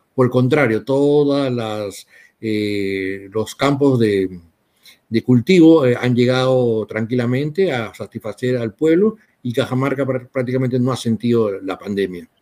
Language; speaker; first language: Spanish; native; Spanish